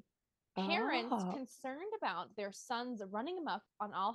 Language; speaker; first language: English; native; English